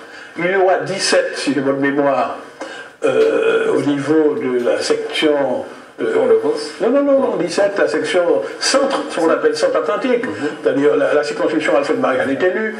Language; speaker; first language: French; native; French